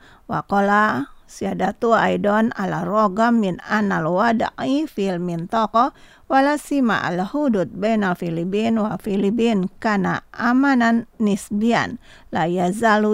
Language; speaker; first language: Arabic; non-native, fluent; Indonesian